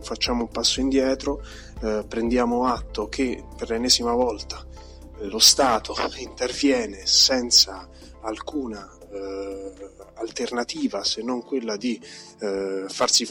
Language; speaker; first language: Italian; native; Italian